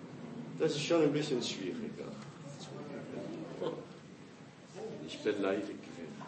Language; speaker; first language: German; non-native, fluent; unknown